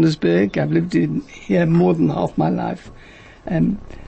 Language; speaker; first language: English; native; English